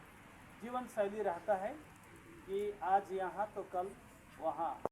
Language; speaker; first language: Hindi; native; Hindi